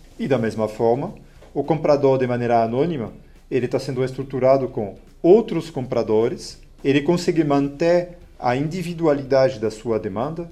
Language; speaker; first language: Portuguese; non-native, fluent; French